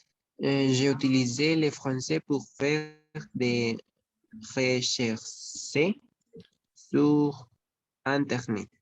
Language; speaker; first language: French; non-native, learner; Spanish